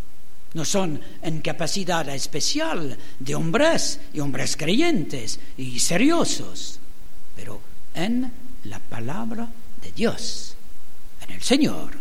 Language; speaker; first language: Spanish; non-native, fluent; French